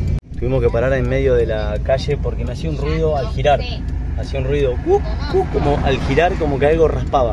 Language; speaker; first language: Spanish; native; Spanish